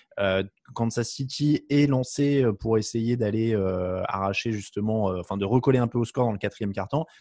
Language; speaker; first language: French; native; French